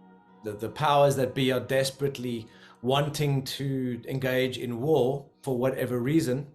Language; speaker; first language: English; native; English